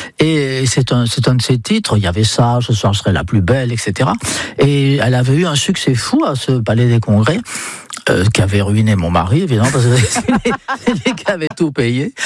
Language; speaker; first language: French; non-native, fluent; English